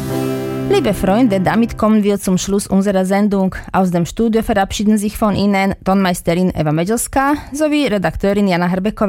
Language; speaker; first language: German; native; German